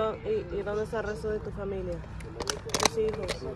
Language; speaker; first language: Spanish; early bilingual, other home language; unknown